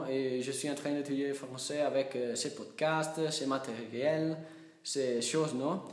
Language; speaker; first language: French; non-native, learner; Italian